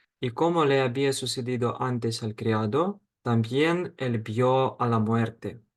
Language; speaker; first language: Spanish; non-native, fluent; Ukrainian